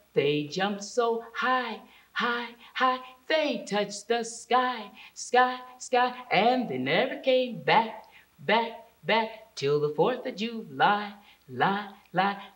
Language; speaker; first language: English; native; English